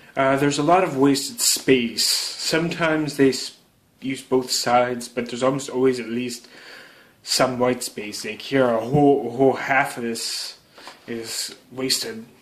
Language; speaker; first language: English; native; English